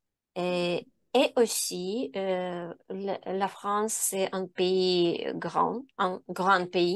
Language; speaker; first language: French; non-native, learner; Ukrainian